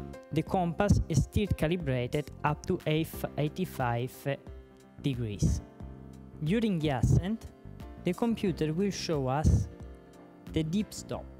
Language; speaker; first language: English; non-native, fluent; Italian